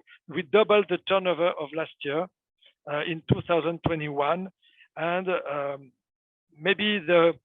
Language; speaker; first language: English; non-native, fluent; French